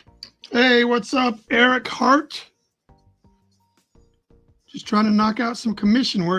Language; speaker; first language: English; native; English